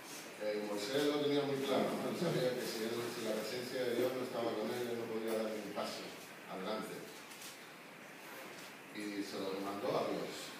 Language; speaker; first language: Spanish; native; Spanish